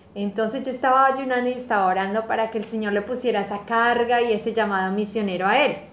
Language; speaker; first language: Spanish; native; Spanish